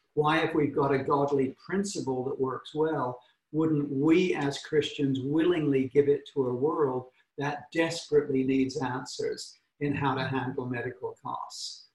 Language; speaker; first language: English; native; English